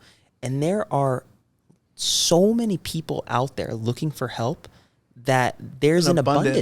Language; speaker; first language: English; native; English